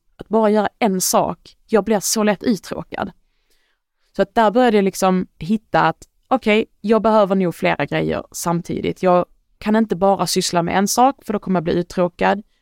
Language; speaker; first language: Swedish; early bilingual, other home language; Arabic